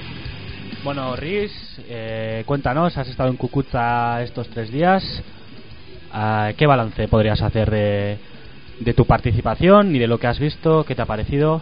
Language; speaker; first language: Spanish; native; Spanish